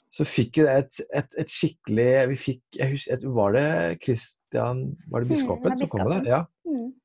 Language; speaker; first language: Norwegian; native; Norwegian